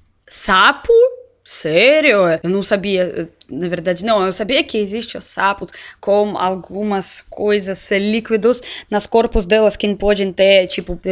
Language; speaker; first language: Portuguese; non-native, learner; Russian